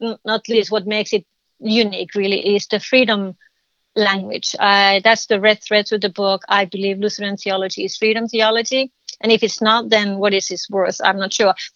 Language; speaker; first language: English; non-native, fluent; Finnish